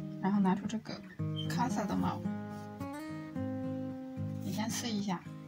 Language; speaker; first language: Chinese; native; Chinese